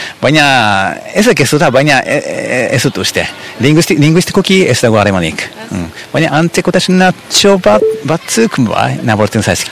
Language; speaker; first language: Basque; non-native, fluent; Japanese